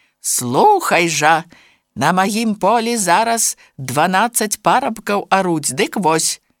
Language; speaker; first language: Belarusian; native; Belarusian